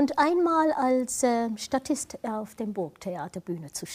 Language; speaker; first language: German; non-native, fluent; English